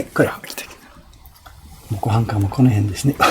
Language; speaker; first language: Japanese; non-native, fluent; English